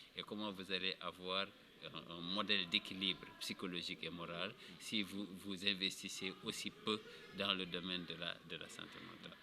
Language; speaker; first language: French; non-native, local second language; Wolof